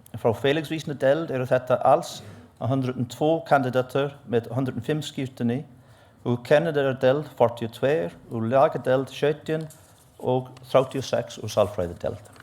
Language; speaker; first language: Icelandic; non-native, fluent; English